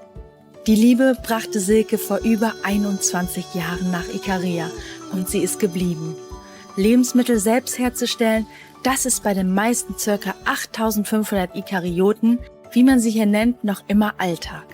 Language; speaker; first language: German; native; German